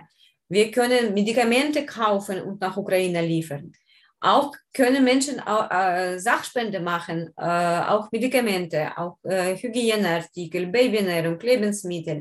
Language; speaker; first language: German; non-native, learner; Ukrainian